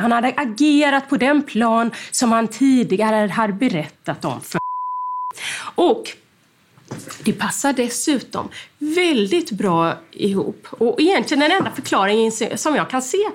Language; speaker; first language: Swedish; native; Swedish